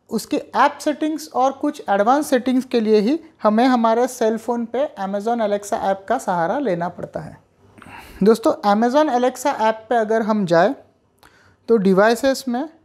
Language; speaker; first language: Hindi; non-native, local second language; Marathi